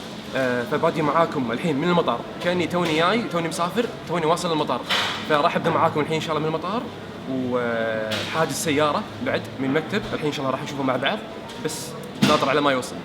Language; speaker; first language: Arabic; native; Arabic